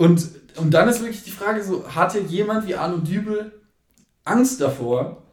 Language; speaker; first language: German; native; German